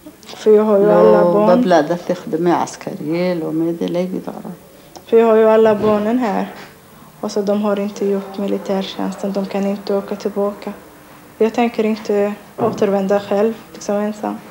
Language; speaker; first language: Swedish; non-native, learner; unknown